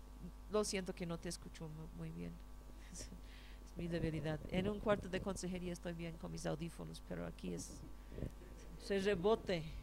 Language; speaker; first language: Spanish; non-native, fluent; English